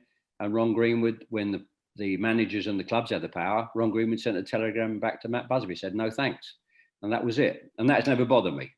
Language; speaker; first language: English; native; English